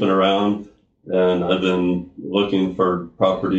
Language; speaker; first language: English; native; English